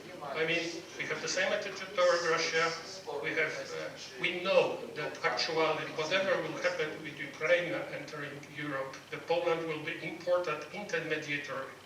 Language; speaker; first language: English; non-native, fluent; Polish